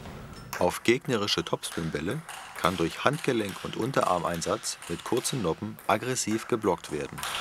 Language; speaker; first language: German; native; German